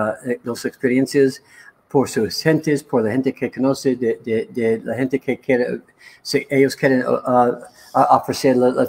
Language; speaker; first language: Spanish; non-native, learner; English